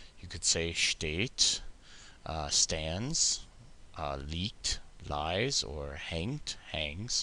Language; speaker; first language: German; non-native, fluent; English